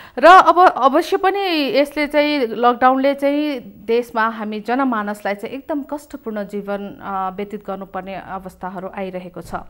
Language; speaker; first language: Nepali; native; Nepali